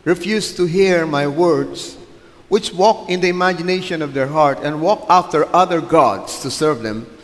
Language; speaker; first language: English; non-native, local second language; Filipino